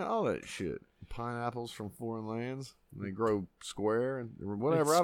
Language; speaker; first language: English; native; English